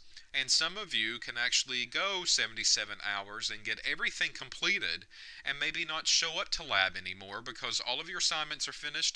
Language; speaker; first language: English; native; English